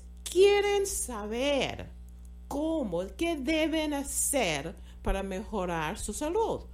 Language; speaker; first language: Spanish; non-native, fluent; English